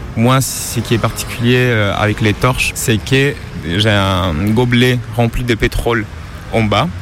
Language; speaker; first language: French; non-native, fluent; Spanish